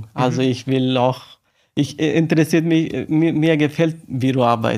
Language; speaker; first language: German; non-native, learner; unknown